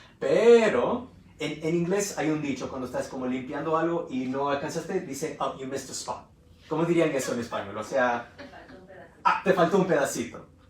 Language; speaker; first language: Spanish; early bilingual, heritage; Spanish